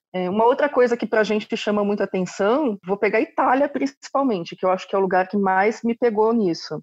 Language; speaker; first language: Portuguese; native; Portuguese